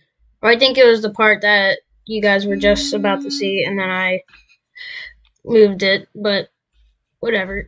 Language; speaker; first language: English; native; English